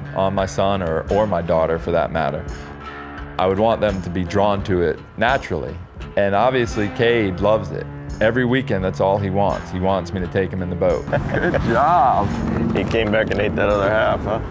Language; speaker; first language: English; native; English